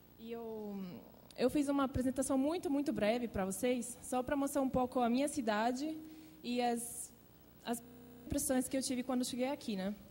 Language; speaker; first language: Portuguese; non-native, fluent; Italian